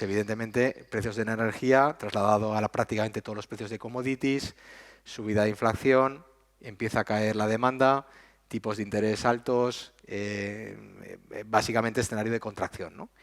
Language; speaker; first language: Spanish; native; Spanish